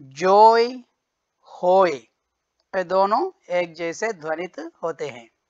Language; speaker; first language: Hindi; non-native, local second language; Telugu